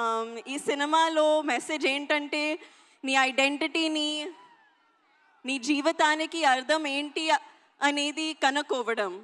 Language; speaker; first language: Telugu; non-native, learner; Hindi